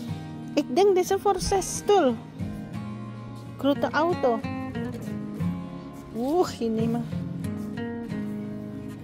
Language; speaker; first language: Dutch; non-native, learner; Indonesian